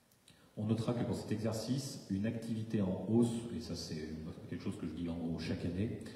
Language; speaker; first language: French; native; French